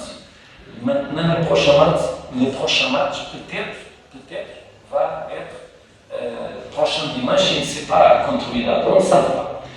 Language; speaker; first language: French; non-native, fluent; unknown